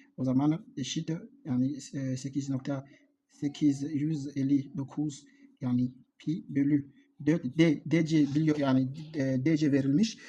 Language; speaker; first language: Turkish; non-native, learner; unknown